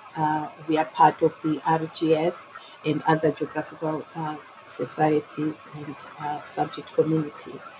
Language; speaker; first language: English; non-native, local second language; Shona